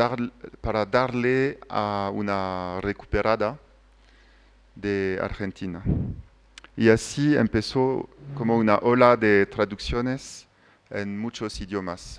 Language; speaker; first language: Spanish; non-native, fluent; French